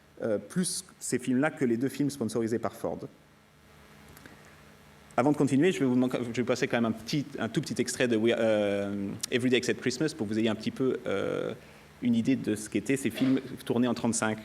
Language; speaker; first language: French; native; French